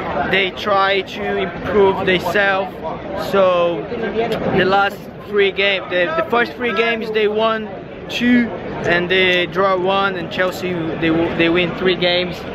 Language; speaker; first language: English; non-native, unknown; Portuguese